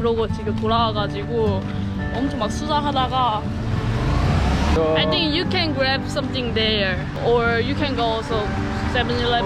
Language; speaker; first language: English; non-native, learner; Korean